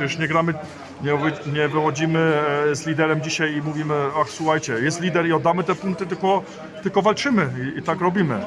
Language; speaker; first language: Polish; early bilingual, heritage; Polish